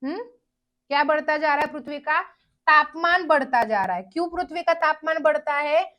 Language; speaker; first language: Hindi; non-native, local second language; Marathi